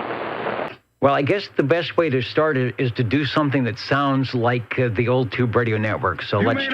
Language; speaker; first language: English; native; English